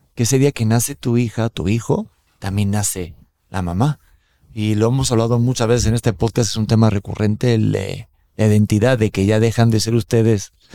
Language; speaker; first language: Spanish; native; Spanish